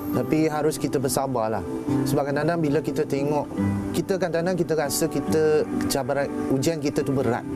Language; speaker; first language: Malay; non-native, local second language; Chinese